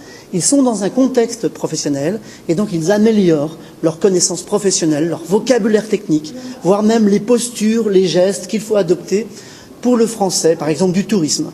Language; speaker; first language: French; native; French